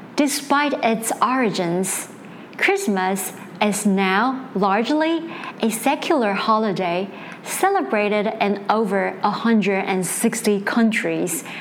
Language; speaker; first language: English; non-native, fluent; Chinese